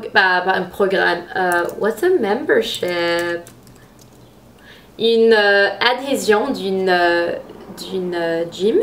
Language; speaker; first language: French; non-native, fluent; English